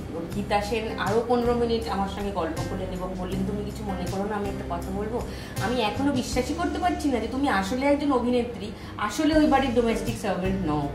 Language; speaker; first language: Bangla; native; Bangla